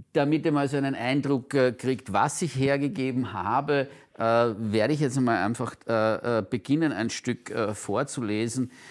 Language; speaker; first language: German; non-native, local second language; Turkish